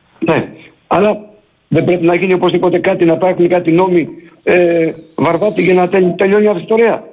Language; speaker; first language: Greek; early bilingual, heritage; Greek